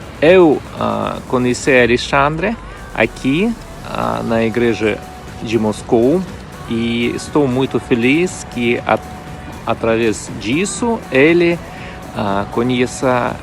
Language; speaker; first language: Portuguese; non-native, learner; Russian